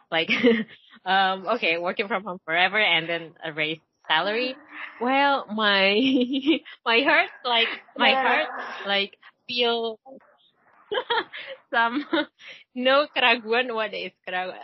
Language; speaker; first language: English; non-native, learner; Indonesian